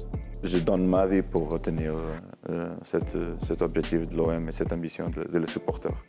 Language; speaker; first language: French; non-native, learner; Portuguese